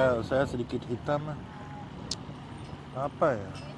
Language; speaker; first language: Indonesian; non-native, learner; French